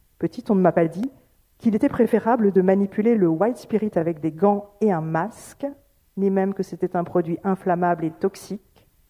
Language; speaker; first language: French; native; French